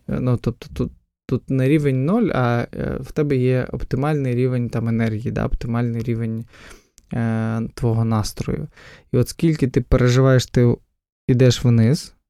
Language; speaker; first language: Ukrainian; non-native, local second language; Russian